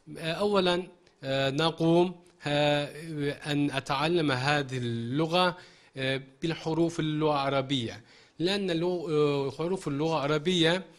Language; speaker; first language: Arabic; non-native, fluent; Turkish